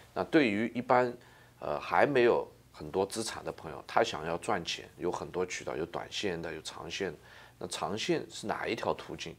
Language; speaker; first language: Chinese; native; Chinese